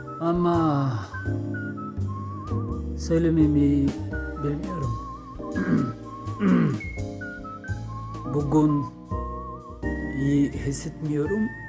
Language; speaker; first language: Turkish; non-native, learner; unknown